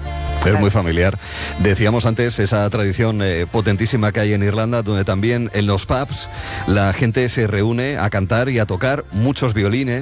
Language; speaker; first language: Spanish; native; Spanish